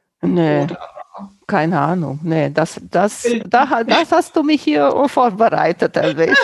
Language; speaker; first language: German; non-native, fluent; Romanian